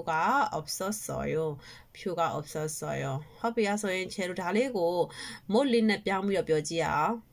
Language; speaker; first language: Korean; non-native, fluent; Burmese